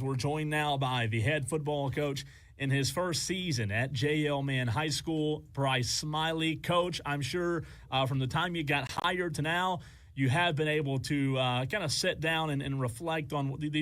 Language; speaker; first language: English; native; English